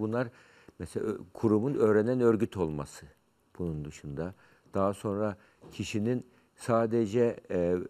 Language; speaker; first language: Turkish; native; Turkish